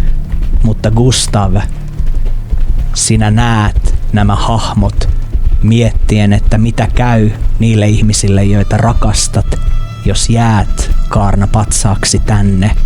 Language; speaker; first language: Finnish; native; Finnish